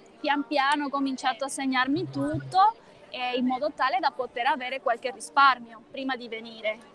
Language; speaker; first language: Italian; non-native, fluent; Spanish